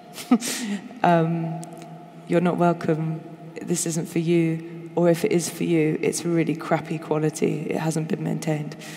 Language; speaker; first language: English; native; English